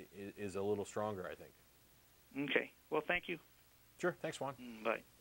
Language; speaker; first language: English; native; English